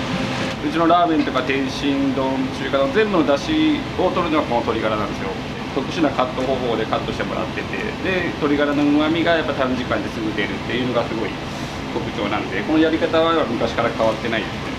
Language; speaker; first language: Japanese; native; Japanese